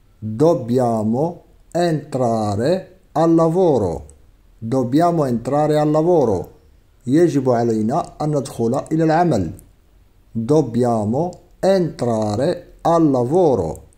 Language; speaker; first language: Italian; non-native, fluent; Arabic